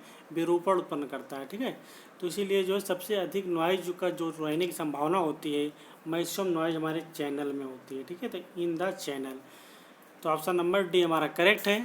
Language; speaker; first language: Hindi; native; Hindi